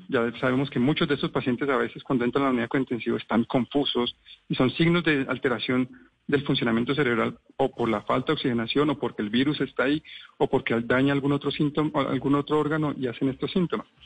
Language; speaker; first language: Spanish; native; Spanish